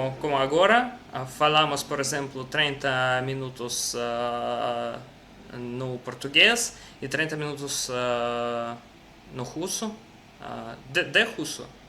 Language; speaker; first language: Portuguese; non-native, learner; Russian